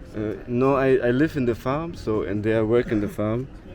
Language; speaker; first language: English; non-native, fluent; German